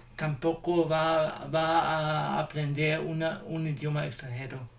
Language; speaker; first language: Spanish; non-native, learner; German